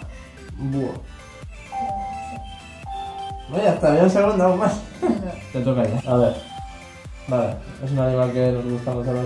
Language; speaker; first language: Spanish; native; Spanish